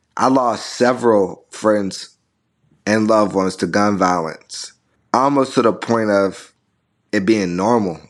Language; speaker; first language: English; native; English